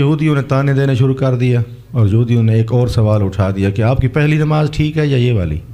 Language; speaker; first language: Urdu; non-native, local second language; Saraiki